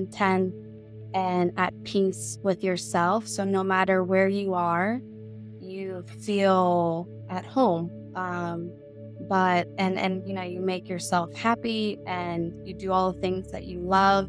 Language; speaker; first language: English; native; English